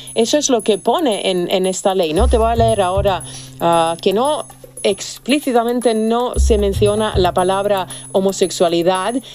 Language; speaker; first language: Spanish; non-native, fluent; Serbian